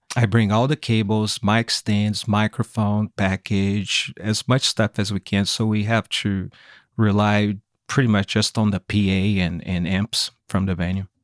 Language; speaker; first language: English; non-native, fluent; Portuguese